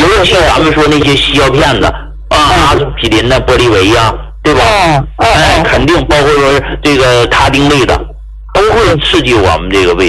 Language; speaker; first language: Chinese; native; Chinese